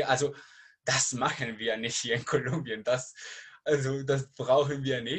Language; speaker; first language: German; non-native, learner; Spanish